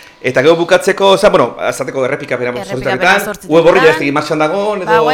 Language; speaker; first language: Basque; native; Basque